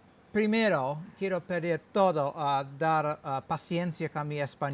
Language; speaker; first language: Spanish; non-native, learner; English